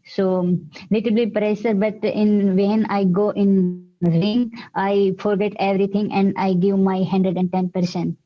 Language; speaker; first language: English; non-native, learner; Hindi